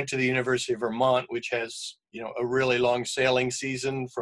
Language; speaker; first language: English; native; English